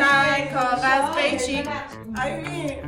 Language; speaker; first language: Korean; non-native, learner; Persian